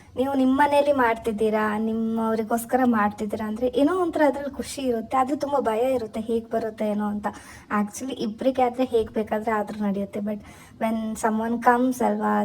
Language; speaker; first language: Kannada; native; Kannada